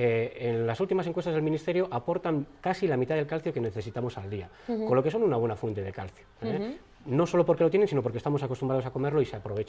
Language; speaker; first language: Spanish; native; Spanish